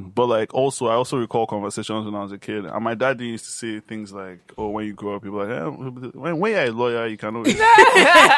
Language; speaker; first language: English; non-native, local second language; Yoruba